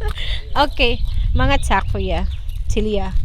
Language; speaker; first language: Danish; non-native, learner; Cebuano